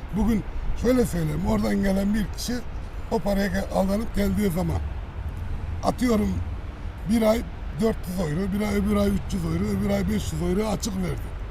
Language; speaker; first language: Turkish; early bilingual, heritage; Turkish